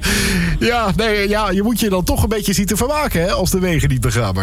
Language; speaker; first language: Dutch; native; Dutch